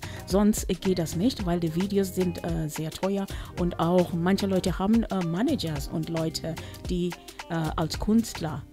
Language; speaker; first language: German; non-native, local second language; Swahili